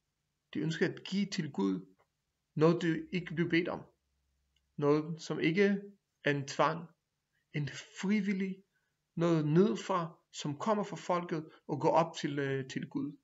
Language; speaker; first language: Danish; non-native, fluent; Hebrew